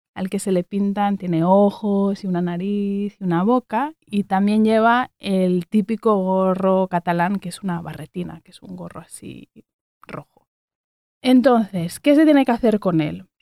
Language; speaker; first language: Spanish; native; Spanish